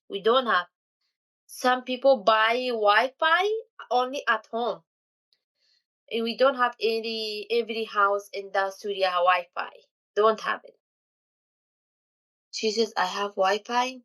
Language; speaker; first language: English; non-native, learner; Kurdish